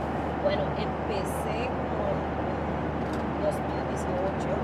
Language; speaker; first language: Spanish; non-native, fluent; Haitian Creole